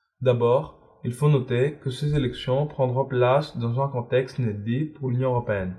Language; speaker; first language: French; non-native, learner; Greek